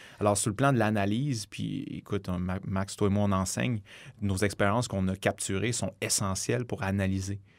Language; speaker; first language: French; native; French